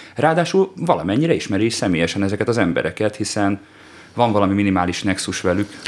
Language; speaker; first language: Hungarian; native; Hungarian